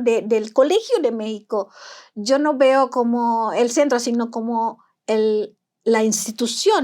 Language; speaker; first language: Spanish; non-native, fluent; Indonesian